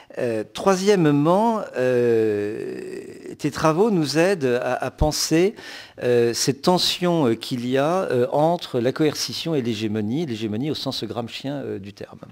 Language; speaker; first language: French; native; French